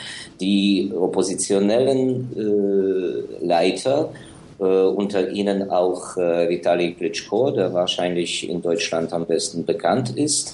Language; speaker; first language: German; non-native, fluent; Ukrainian